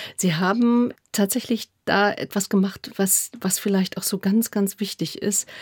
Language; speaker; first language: German; native; German